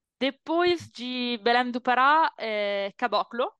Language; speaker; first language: Portuguese; non-native, learner; Italian